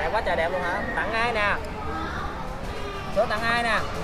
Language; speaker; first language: Vietnamese; native; Vietnamese